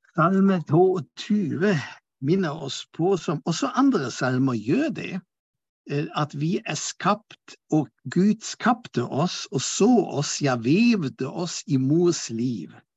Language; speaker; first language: Norwegian; non-native, fluent; German